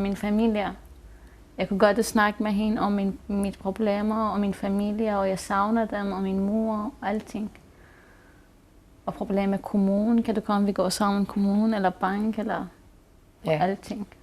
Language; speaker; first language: Danish; non-native, learner; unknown